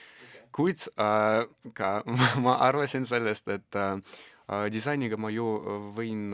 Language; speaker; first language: Estonian; non-native, local second language; Russian